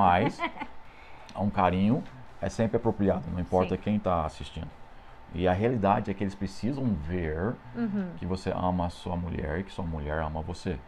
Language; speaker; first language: Portuguese; non-native, fluent; English